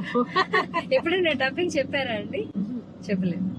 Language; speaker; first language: Telugu; native; Telugu